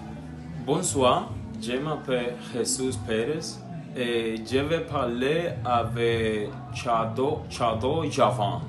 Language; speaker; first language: French; non-native, learner; Spanish